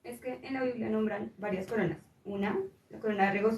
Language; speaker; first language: Spanish; native; Spanish